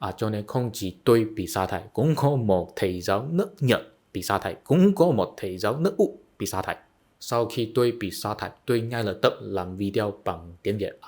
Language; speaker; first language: Vietnamese; non-native, fluent; Chinese